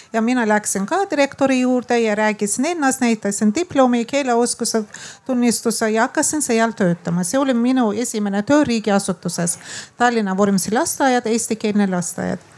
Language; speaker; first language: Estonian; non-native, fluent; Azerbaijani